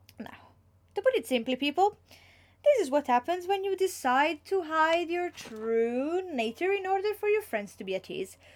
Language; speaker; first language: English; non-native, fluent; Italian